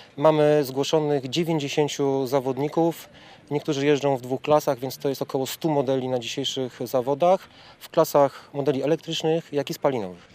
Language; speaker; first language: Polish; native; Polish